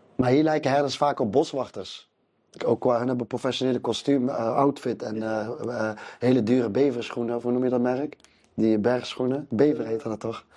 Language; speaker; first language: Dutch; early bilingual, other home language; Arabic